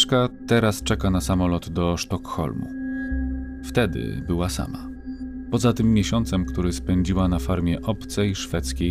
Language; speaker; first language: Polish; native; Polish